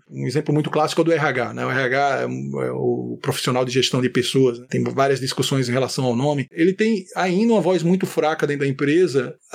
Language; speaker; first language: Portuguese; native; Portuguese